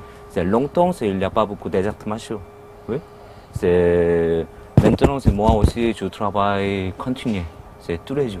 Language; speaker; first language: French; non-native, learner; Korean